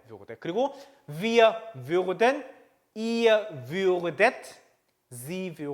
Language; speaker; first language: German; non-native, fluent; Korean